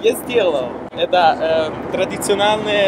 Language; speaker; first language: Russian; non-native, learner; Italian